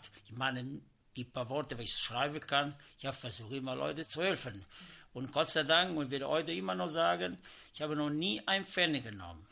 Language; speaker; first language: German; non-native, learner; Italian